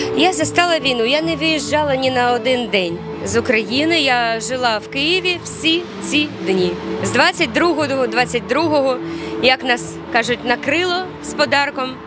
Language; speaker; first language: Ukrainian; non-native, local second language; Russian